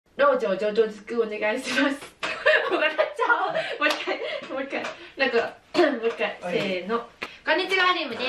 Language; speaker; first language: Japanese; non-native, learner; Vietnamese